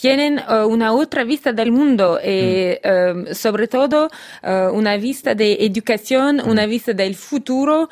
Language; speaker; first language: Spanish; non-native, learner; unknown